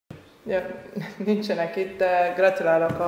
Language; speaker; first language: Hungarian; non-native, learner; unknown